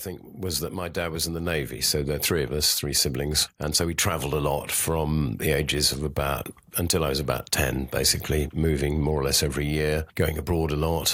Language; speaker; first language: English; native; English